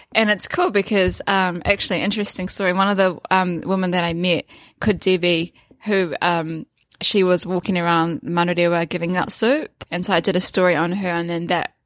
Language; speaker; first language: English; native; English